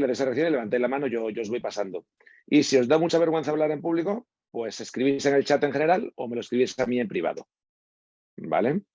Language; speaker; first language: Spanish; native; Spanish